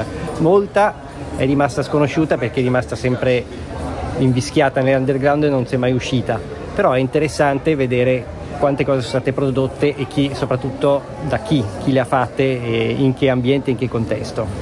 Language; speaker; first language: Italian; native; Italian